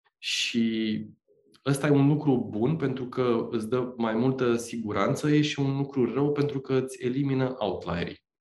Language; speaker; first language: Romanian; native; Romanian